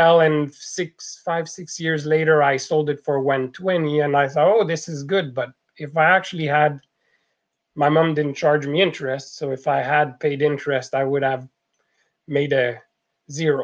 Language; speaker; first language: English; non-native, fluent; French